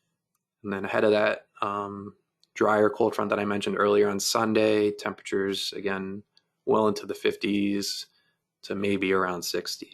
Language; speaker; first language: English; native; English